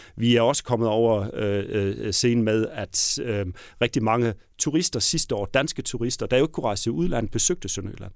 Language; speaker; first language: Danish; native; Danish